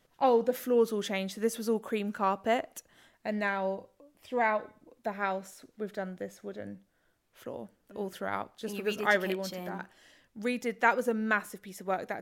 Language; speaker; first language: English; native; English